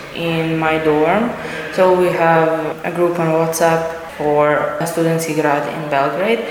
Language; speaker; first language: English; non-native, fluent; Serbian